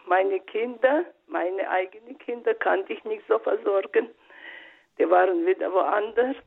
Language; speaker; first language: German; non-native, learner; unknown